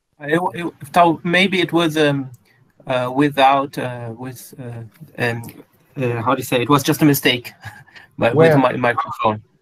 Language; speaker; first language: English; non-native, fluent; Portuguese